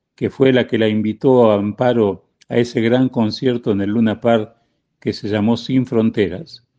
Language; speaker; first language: Spanish; native; Spanish